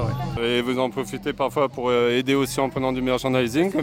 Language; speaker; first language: French; native; French